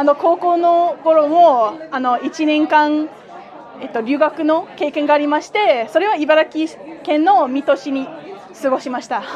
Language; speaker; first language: Japanese; non-native, fluent; English